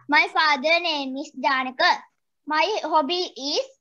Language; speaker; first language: English; non-native, learner; Sinhala